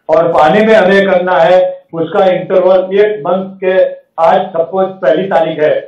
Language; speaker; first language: Hindi; non-native, local second language; Gujarati